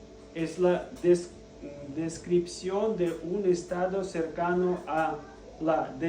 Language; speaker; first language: Spanish; non-native, fluent; Russian